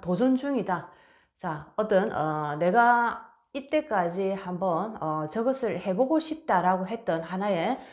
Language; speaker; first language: Korean; native; Korean